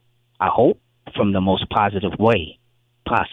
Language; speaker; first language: English; native; English